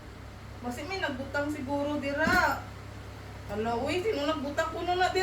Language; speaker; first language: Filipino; non-native, local second language; Cebuano